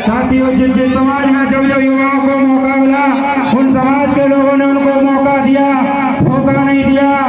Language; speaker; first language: Hindi; native; Hindi